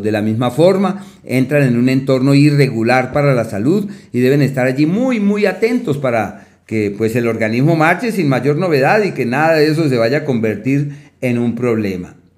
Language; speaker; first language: Spanish; native; Spanish